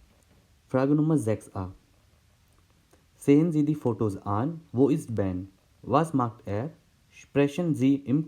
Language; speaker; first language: German; non-native, learner; Hindi